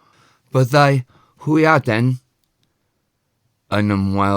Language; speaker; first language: Welsh; non-native, fluent; English